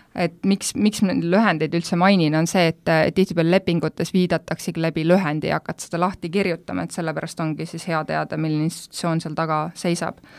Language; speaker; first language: Estonian; native; Estonian